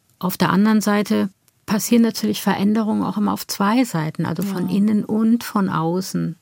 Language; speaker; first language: German; native; German